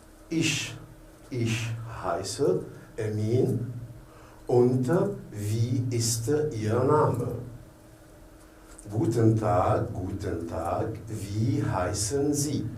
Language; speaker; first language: German; non-native, fluent; Arabic